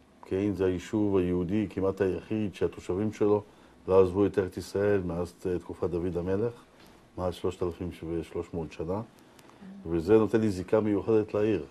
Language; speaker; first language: Hebrew; native; Hebrew